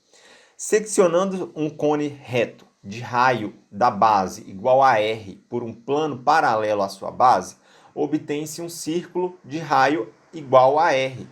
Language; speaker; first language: Portuguese; native; Portuguese